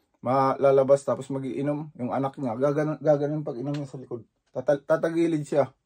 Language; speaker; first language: Filipino; native; Filipino